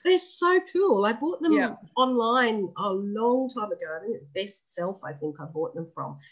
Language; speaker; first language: English; native; English